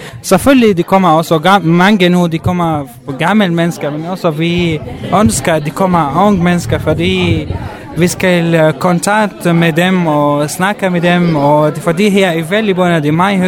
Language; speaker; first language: Danish; non-native, learner; Arabic